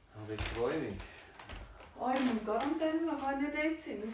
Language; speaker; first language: German; non-native, fluent; French